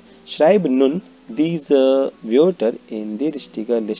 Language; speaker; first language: German; non-native, fluent; Hindi